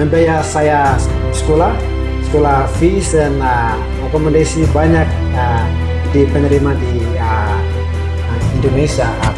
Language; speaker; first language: Indonesian; non-native, learner; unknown